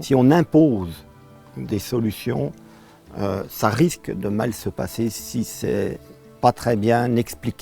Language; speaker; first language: French; native; French